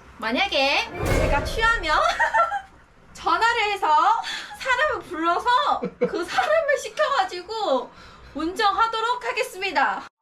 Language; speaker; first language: Korean; non-native, fluent; Chinese